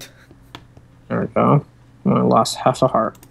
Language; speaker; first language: English; native; English